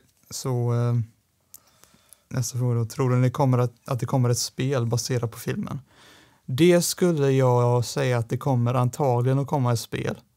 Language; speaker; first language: Swedish; native; Swedish